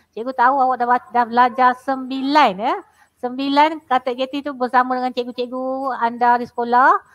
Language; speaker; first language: Malay; native; Malay